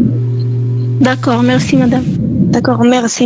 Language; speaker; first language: French; non-native, local second language; Arabic